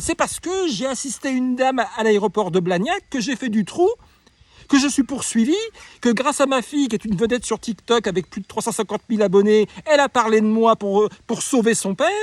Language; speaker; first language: French; native; French